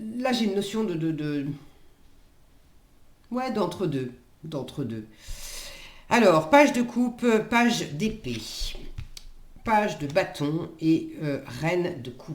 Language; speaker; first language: French; native; French